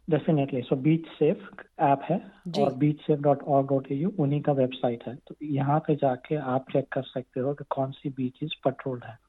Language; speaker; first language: Hindi; non-native, local second language; Gujarati